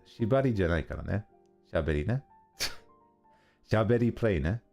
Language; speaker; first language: Japanese; non-native, learner; English